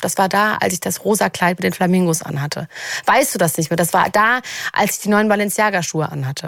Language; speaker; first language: German; native; German